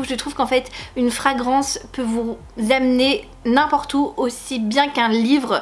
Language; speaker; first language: French; native; French